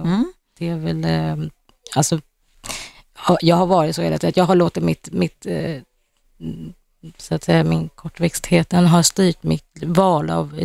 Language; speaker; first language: Swedish; native; Swedish